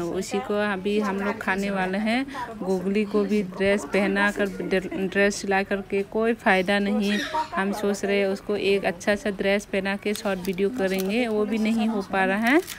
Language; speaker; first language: Hindi; non-native, local second language; Kok Borok